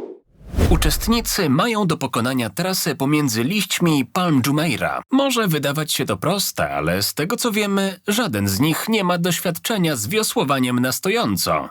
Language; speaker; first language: Polish; native; Polish